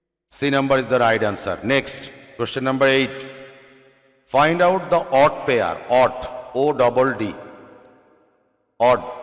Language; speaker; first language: English; non-native, local second language; Bangla